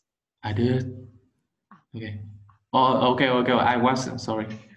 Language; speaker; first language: English; non-native, learner; Vietnamese